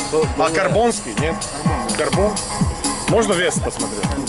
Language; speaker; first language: Russian; non-native, learner; Croatian